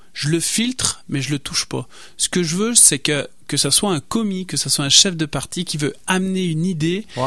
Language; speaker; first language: French; native; French